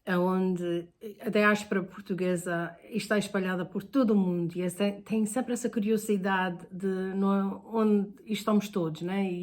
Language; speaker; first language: Portuguese; early bilingual, heritage; Portuguese